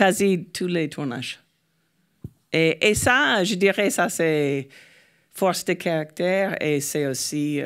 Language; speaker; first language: French; non-native, fluent; English